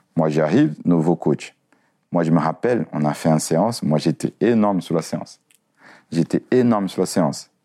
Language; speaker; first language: French; non-native, fluent; Portuguese